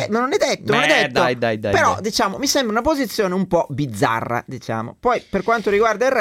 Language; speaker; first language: Italian; native; Italian